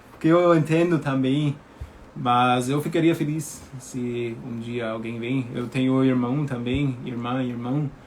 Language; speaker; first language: Portuguese; non-native, fluent; German